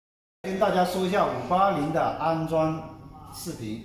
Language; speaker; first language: Chinese; native; Chinese